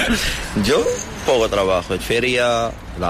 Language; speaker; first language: Spanish; non-native, learner; Arabic